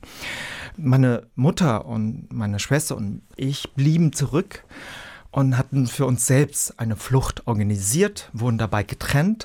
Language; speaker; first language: German; early bilingual, other home language; Vietnamese